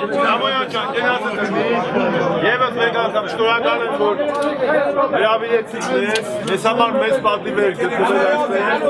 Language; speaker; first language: Armenian; native; Armenian